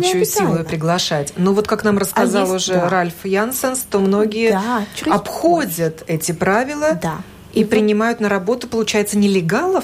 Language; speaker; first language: Russian; native; Russian